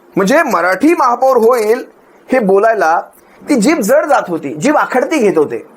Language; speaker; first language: Marathi; native; Marathi